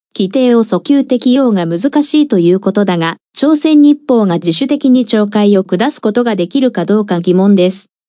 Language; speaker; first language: Japanese; non-native, fluent; Korean